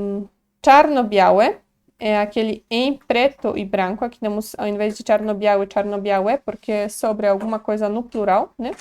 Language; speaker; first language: Portuguese; non-native, fluent; Polish